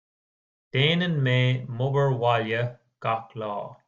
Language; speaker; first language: Irish; non-native, learner; English